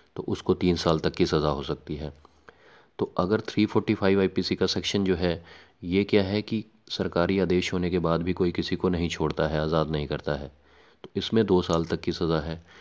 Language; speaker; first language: Hindi; non-native, local second language; Punjabi